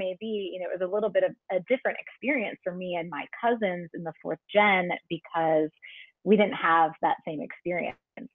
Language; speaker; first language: English; native; English